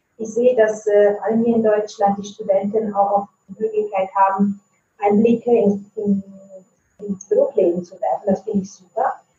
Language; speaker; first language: German; non-native, fluent; Italian